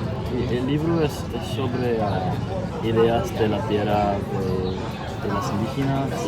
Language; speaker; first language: Spanish; non-native, learner; English